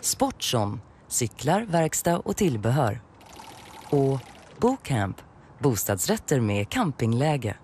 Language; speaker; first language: Swedish; native; Swedish